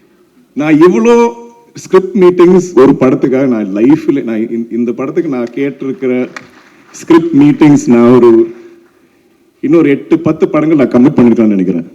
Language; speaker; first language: Tamil; non-native, local second language; Malayalam